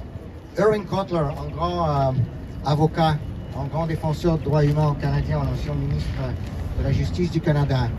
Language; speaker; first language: French; non-native, fluent; Russian